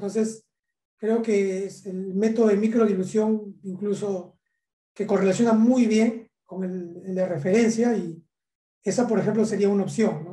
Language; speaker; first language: Spanish; native; Spanish